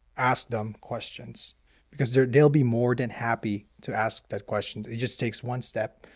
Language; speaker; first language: English; early bilingual, other home language; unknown